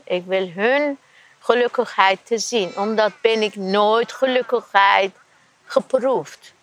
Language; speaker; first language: Dutch; non-native, learner; Persian